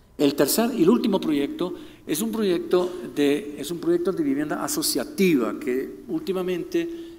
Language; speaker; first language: Spanish; non-native, fluent; German